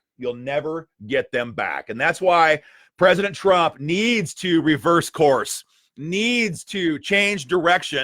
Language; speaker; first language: English; native; English